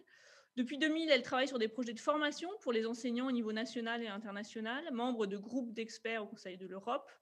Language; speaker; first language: French; native; French